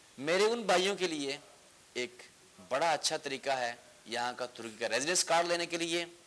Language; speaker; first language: Urdu; non-native, local second language; Punjabi